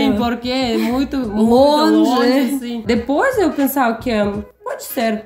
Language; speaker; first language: Portuguese; non-native, learner; Russian